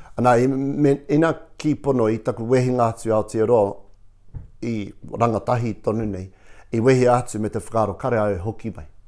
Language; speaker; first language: Māori; non-native, local second language; English